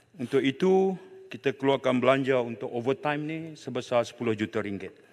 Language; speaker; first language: Malay; native; Malay